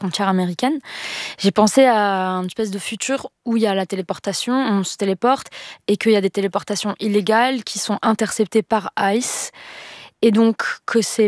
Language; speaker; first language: French; non-native, local second language; Arabic